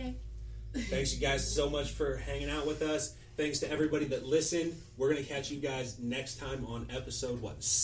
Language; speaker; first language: English; native; English